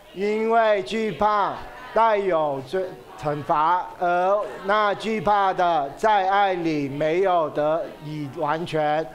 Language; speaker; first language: Chinese; native; Chinese